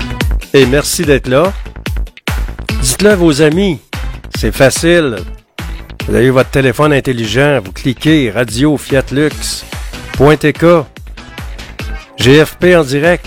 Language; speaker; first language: French; native; French